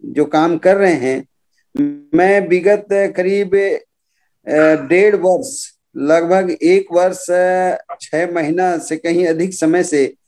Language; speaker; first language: Hindi; native; Hindi